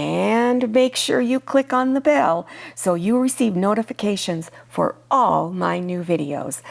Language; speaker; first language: English; native; English